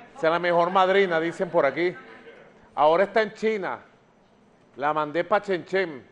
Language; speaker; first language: Spanish; native; Spanish